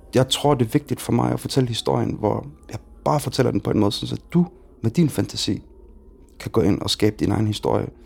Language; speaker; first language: Danish; early bilingual, other home language; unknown